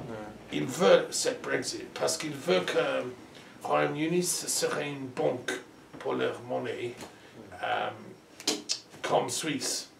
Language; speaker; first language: French; non-native, learner; English